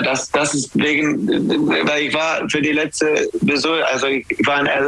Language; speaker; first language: German; non-native, fluent; English